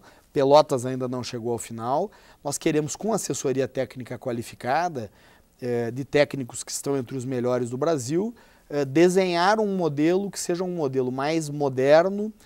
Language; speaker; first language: Portuguese; native; Portuguese